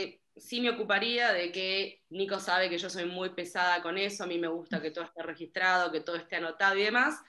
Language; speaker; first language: Spanish; native; Spanish